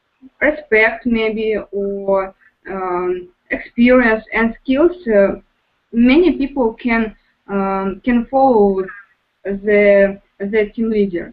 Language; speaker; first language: English; non-native, learner; Russian